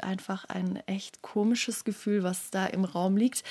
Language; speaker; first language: German; native; German